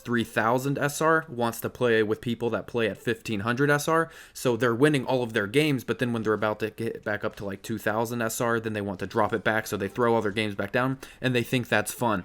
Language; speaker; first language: English; native; English